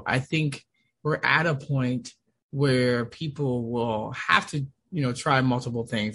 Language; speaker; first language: English; native; English